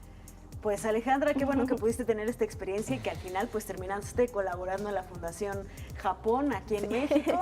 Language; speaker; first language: Spanish; native; Spanish